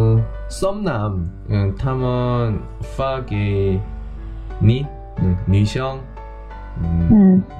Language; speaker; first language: Chinese; non-native, learner; Korean